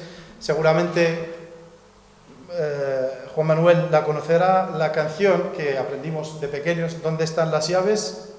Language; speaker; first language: Spanish; native; Spanish